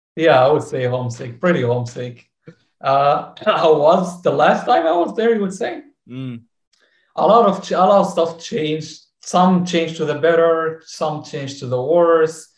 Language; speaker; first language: English; non-native, fluent; Arabic